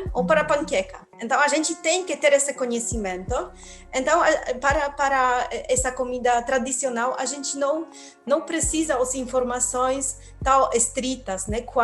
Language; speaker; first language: Portuguese; non-native, fluent; Polish